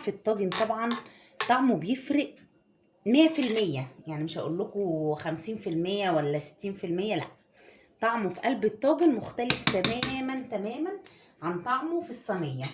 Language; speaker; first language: Arabic; native; Arabic